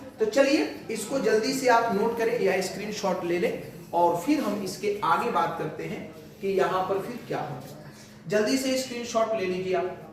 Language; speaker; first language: Hindi; native; Hindi